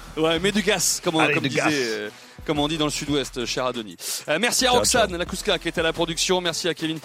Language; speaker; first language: French; native; French